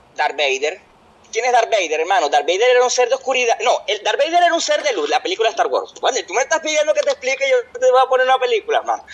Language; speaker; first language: Spanish; native; Spanish